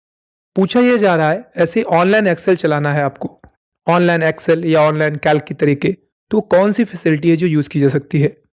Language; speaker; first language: Hindi; native; Hindi